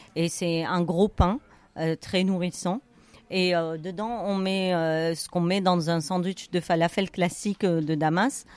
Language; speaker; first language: French; non-native, fluent; Arabic